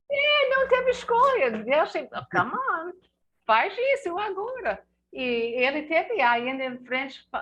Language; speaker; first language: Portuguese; non-native, learner; English